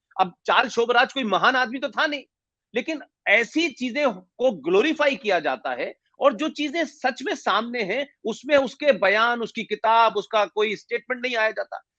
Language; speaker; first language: Hindi; native; Hindi